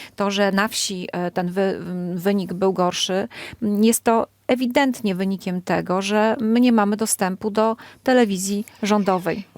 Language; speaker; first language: Polish; native; Polish